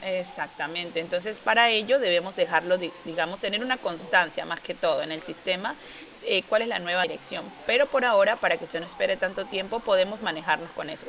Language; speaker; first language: Spanish; native; Spanish